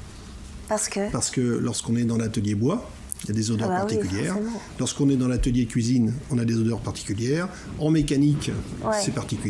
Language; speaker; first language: French; native; French